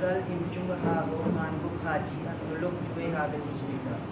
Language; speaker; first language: Korean; non-native, learner; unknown